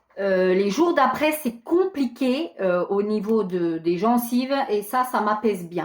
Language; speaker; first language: French; native; French